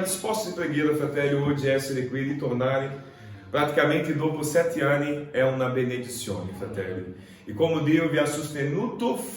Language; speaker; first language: Italian; non-native, fluent; Portuguese